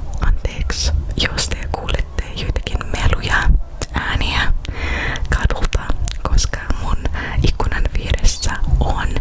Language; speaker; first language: Finnish; non-native, fluent; Russian